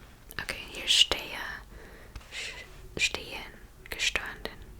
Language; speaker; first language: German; non-native, learner; English